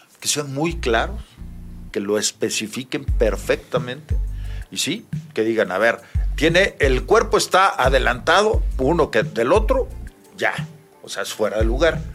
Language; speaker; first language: Spanish; native; Spanish